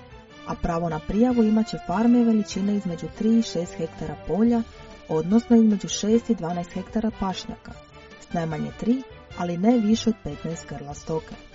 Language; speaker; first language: Croatian; native; Croatian